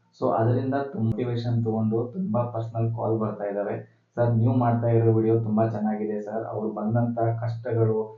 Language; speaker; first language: Kannada; native; Kannada